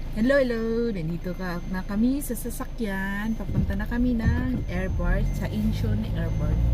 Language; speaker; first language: Filipino; native; Filipino